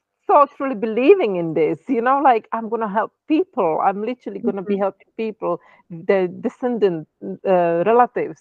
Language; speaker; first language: English; non-native, fluent; Czech